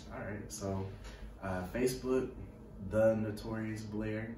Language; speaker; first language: English; native; English